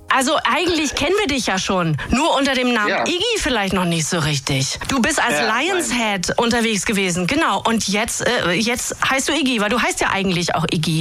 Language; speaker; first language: German; native; German